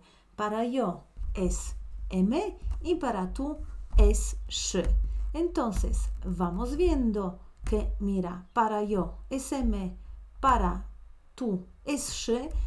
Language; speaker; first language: Spanish; non-native, fluent; Polish